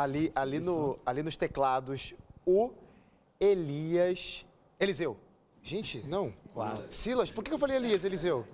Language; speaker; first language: Portuguese; native; Portuguese